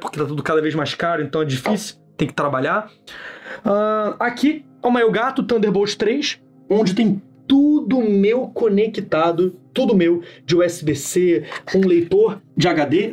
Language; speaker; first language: Portuguese; native; Portuguese